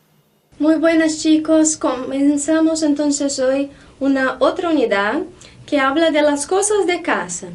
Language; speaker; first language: Spanish; non-native, fluent; Portuguese